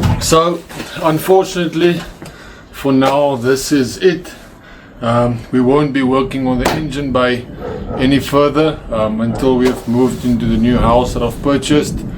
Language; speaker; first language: English; non-native, local second language; Afrikaans